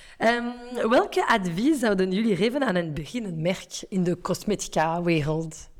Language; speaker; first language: Dutch; non-native, fluent; French